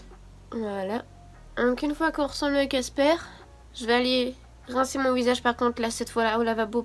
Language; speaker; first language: French; native; French